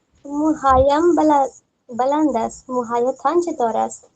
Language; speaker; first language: Persian; non-native, learner; Urdu